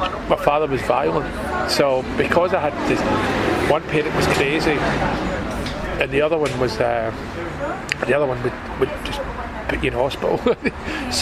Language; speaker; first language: English; native; English